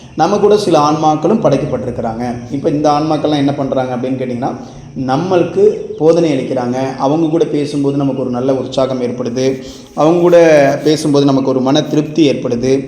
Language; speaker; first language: Tamil; native; Tamil